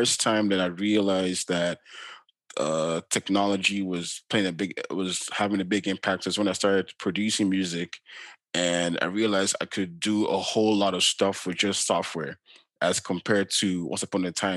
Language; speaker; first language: English; non-native, local second language; Yoruba